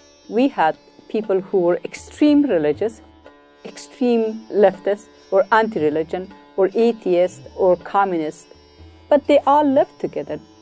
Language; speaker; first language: English; non-native, fluent; Persian